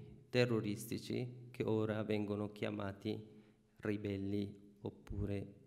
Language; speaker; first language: Italian; non-native, fluent; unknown